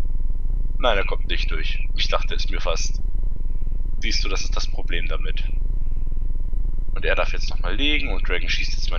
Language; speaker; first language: German; native; German